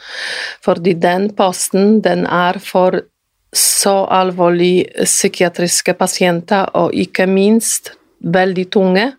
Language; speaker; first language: Norwegian; non-native, fluent; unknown